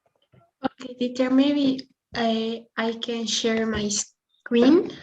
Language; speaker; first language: English; non-native, learner; Spanish